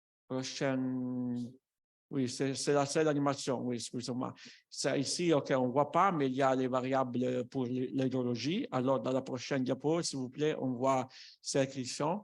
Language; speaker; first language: French; non-native, fluent; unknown